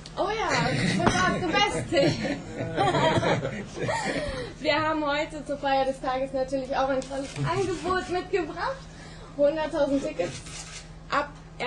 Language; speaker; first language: German; native; German